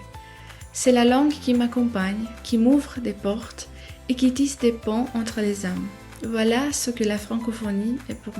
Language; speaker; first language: French; non-native, fluent; Romanian